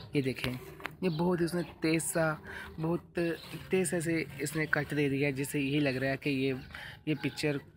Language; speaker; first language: Urdu; non-native, local second language; Punjabi